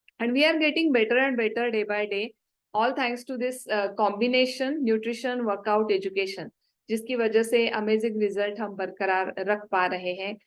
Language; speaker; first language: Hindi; non-native, local second language; Marathi